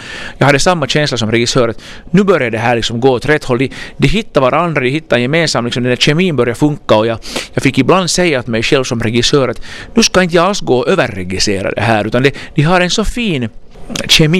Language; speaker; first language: Swedish; native; Swedish